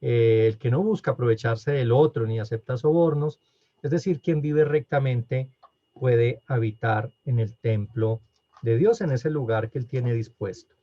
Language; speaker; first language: Spanish; native; Spanish